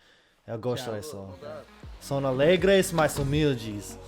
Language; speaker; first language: Portuguese; non-native, fluent; English